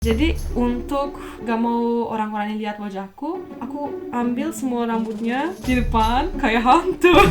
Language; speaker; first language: Indonesian; non-native, fluent; Turkish